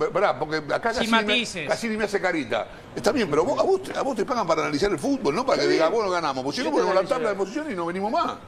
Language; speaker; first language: Spanish; native; Spanish